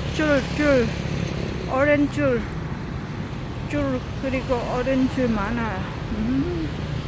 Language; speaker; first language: Korean; non-native, learner; Lao